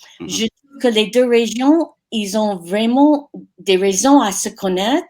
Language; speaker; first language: French; non-native, fluent; English